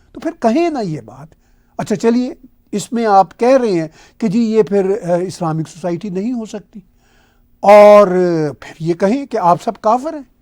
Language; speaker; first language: Urdu; non-native, local second language; Punjabi